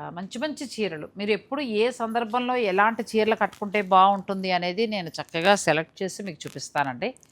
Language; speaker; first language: Telugu; native; Telugu